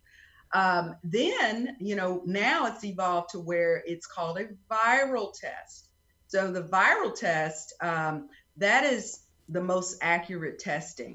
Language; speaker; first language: English; native; English